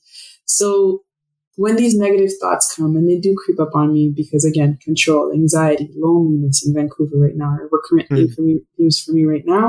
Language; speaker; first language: English; non-native, fluent; French